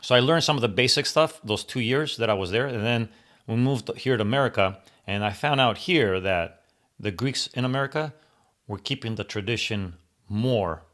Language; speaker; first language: English; early bilingual, other home language; Greek